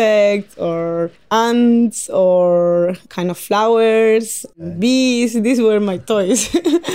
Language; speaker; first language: English; non-native, fluent; Spanish